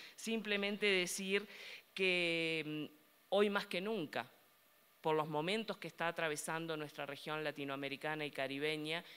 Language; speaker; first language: Spanish; native; Spanish